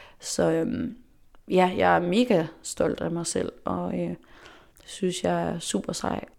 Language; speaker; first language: Danish; non-native, local second language; Faroese